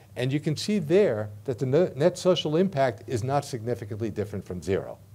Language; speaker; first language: English; native; English